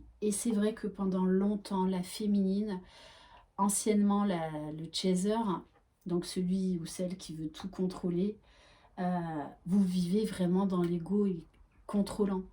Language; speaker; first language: French; native; French